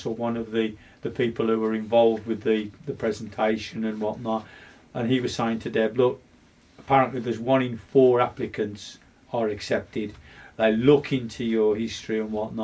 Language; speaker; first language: English; native; English